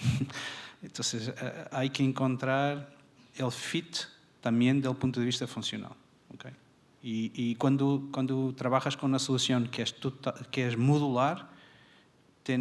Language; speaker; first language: Spanish; non-native, fluent; Portuguese